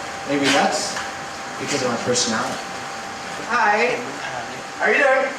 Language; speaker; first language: English; early bilingual, other home language; Thai